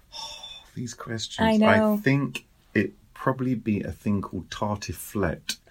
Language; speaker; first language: English; native; English